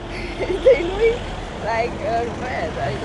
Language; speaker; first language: English; non-native, learner; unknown